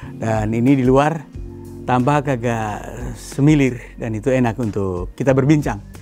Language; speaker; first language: Indonesian; native; Indonesian